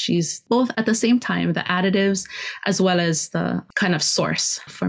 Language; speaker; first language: English; native; English